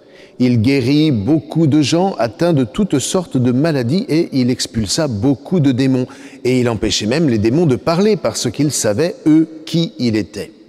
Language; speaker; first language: French; native; French